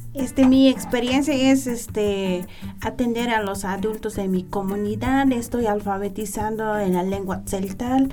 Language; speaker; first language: Spanish; non-native, local second language; Tzeltal